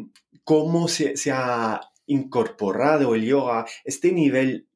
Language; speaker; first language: Spanish; non-native, fluent; English